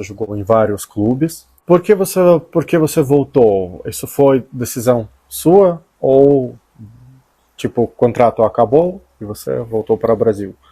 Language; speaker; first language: Portuguese; non-native, fluent; Russian